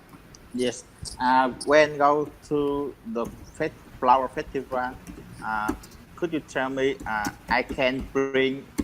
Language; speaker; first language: English; non-native, learner; Vietnamese